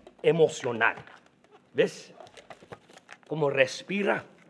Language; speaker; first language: Spanish; early bilingual, other home language; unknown